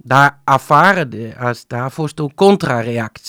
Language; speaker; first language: Romanian; non-native, fluent; Dutch